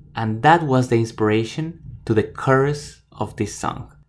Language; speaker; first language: English; non-native, fluent; Spanish